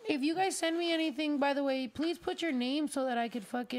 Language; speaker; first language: English; early bilingual, other home language; Spanish